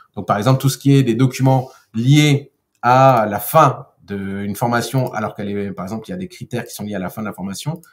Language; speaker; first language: French; non-native, fluent; Portuguese